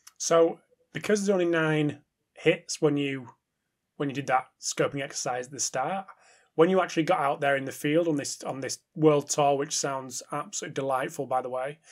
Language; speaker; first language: English; native; English